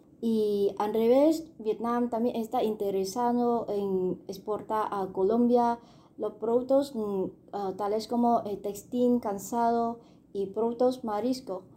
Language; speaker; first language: Spanish; non-native, fluent; Vietnamese